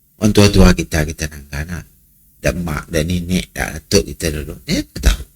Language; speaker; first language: Malay; native; Malay